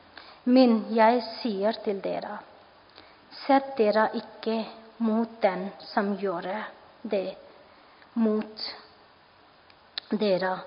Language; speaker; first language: Norwegian; non-native, fluent; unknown